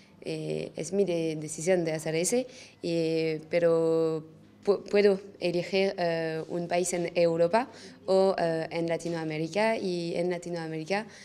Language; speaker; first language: Spanish; non-native, learner; French